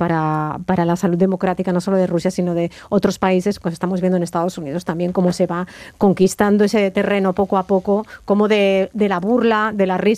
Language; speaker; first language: Spanish; native; Spanish